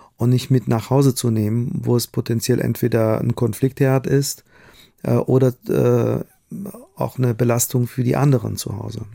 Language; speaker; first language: German; non-native, fluent; Persian